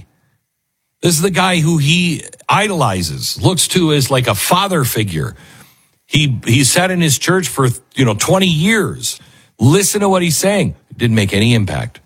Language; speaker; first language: English; native; English